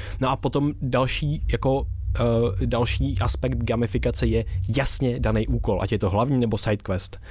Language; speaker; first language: Czech; native; Czech